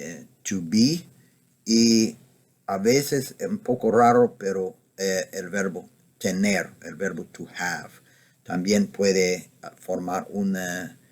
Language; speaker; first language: Spanish; non-native, fluent; English